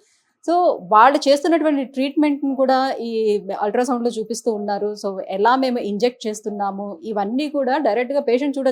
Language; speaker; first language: Telugu; native; Telugu